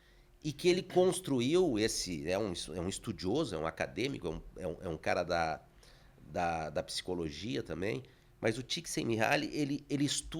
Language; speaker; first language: Portuguese; native; Portuguese